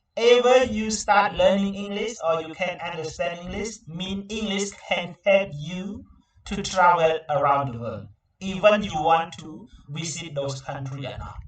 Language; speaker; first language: English; non-native, learner; Khmer